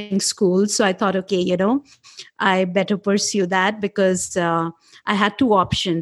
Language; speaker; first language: English; non-native, local second language; Hindi